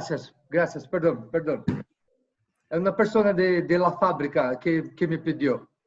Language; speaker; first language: Spanish; non-native, fluent; Portuguese